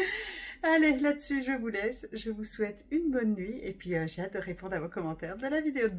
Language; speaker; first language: French; native; French